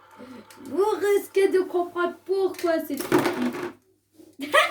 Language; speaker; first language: French; native; French